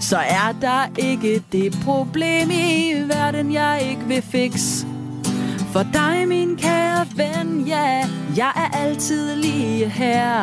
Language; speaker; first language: Danish; native; Danish